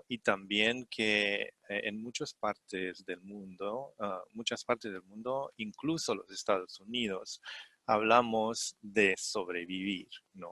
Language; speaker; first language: Spanish; non-native, fluent; Romanian